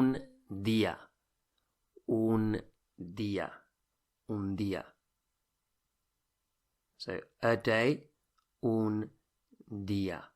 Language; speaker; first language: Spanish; non-native, fluent; English